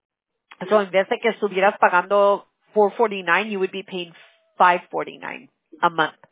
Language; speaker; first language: Spanish; early bilingual, heritage; Spanish